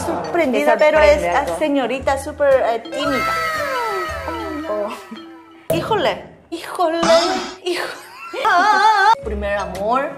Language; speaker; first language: Spanish; non-native, learner; Korean